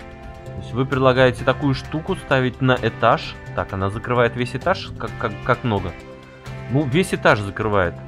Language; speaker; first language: Russian; native; Russian